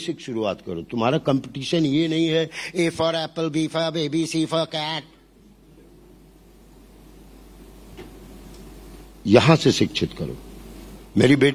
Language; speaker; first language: Hindi; native; Hindi